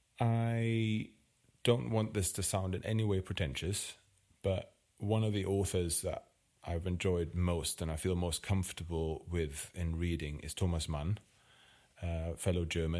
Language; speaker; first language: English; non-native, fluent; German